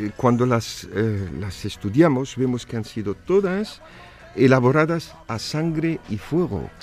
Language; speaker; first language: Spanish; non-native, fluent; Arabic